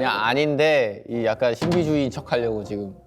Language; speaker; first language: Korean; native; Korean